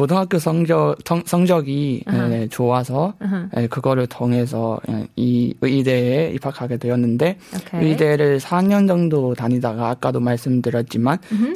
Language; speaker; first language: Korean; non-native, fluent; Burmese